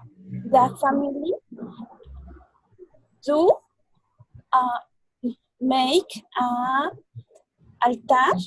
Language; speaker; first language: English; non-native, learner; Spanish